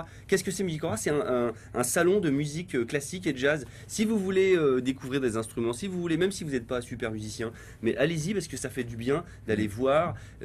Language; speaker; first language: French; native; French